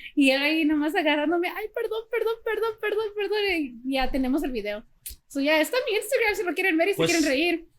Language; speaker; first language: Spanish; early bilingual, heritage; Spanish